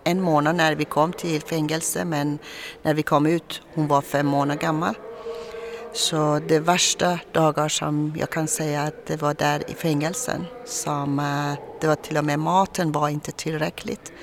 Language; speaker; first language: Swedish; non-native, fluent; Persian